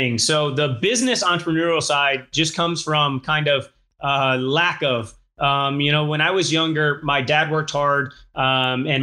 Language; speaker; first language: English; native; English